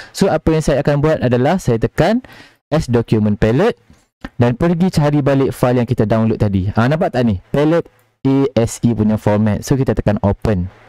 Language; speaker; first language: Malay; native; Malay